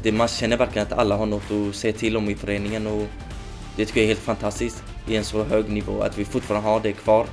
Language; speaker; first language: Swedish; early bilingual, other home language; Kurdish